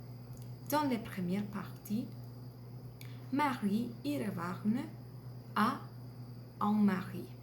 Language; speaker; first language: French; non-native, learner; Spanish